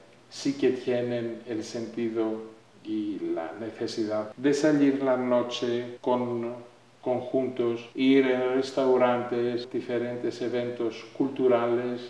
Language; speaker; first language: Spanish; non-native, fluent; Greek